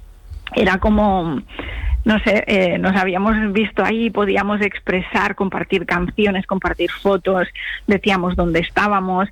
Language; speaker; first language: Spanish; native; Spanish